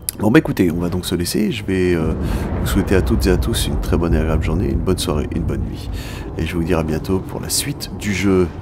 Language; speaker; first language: French; native; French